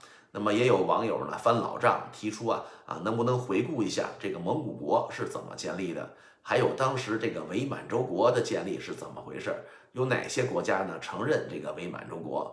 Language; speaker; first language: Chinese; native; Chinese